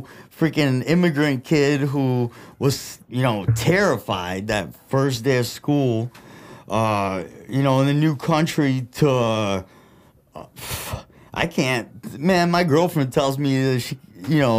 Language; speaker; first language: English; early bilingual, other home language; Russian